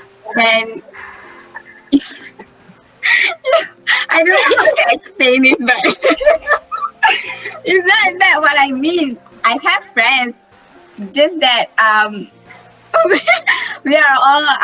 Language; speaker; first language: English; non-native, local second language; Malay